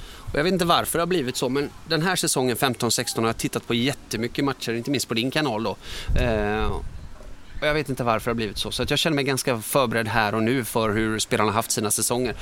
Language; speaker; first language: Swedish; early bilingual, other home language; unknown